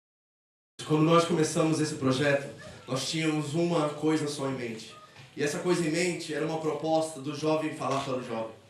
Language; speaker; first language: Portuguese; native; Portuguese